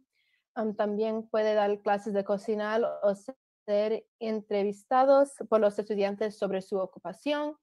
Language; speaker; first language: Spanish; early bilingual, other home language; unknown